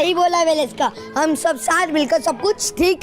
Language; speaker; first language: Hindi; native; Hindi